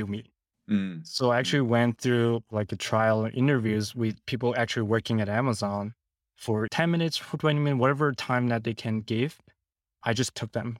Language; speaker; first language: English; non-native, local second language; Cantonese